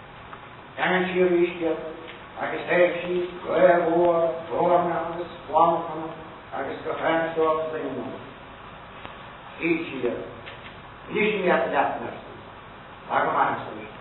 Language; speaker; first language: Irish; native; Irish